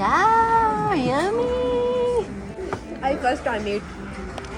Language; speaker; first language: English; non-native, learner; Urdu